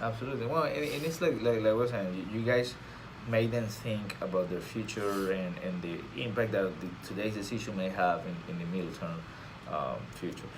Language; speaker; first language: English; non-native, fluent; Spanish